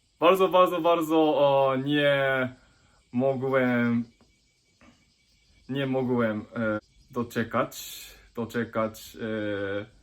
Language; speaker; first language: Polish; non-native, learner; Japanese